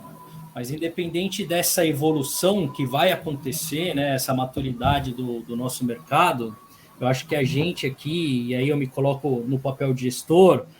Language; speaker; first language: Portuguese; native; Portuguese